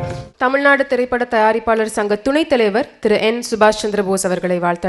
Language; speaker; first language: Tamil; native; Tamil